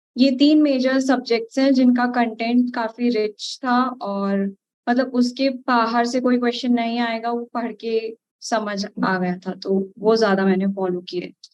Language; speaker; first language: Hindi; native; Hindi